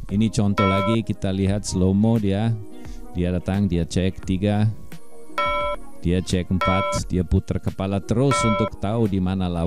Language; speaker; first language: Indonesian; non-native, fluent; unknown